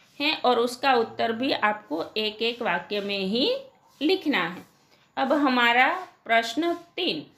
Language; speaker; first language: Hindi; non-native, local second language; Gujarati